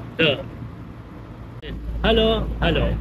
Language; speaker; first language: English; non-native, learner; Arabic